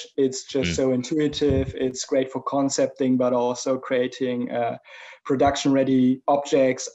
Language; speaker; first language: English; non-native, fluent; German